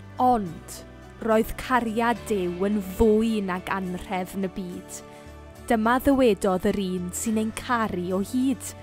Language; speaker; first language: Welsh; native; Welsh